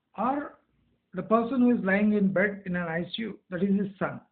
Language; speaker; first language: English; non-native, local second language; Telugu